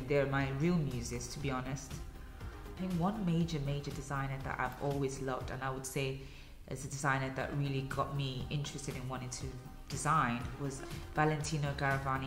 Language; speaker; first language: English; early bilingual, other home language; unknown